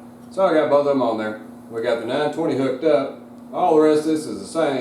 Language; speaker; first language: English; native; English